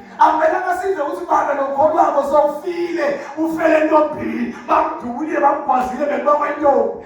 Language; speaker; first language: Zulu; non-native, local second language; Swati